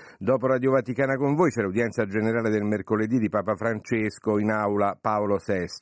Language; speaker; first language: Italian; native; Italian